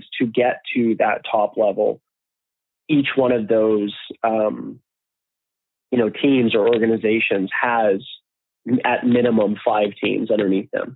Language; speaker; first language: English; native; English